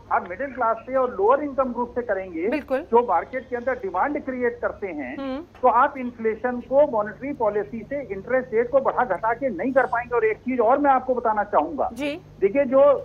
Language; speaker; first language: Hindi; native; Hindi